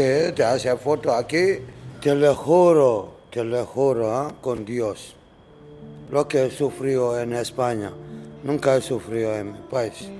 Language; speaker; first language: Spanish; non-native, learner; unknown